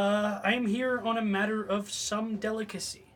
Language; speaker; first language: English; native; English